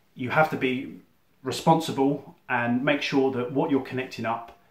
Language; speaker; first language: English; native; English